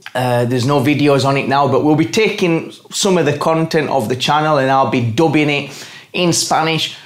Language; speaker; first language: English; native; English